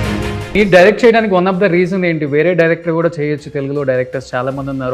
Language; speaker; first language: Telugu; native; Telugu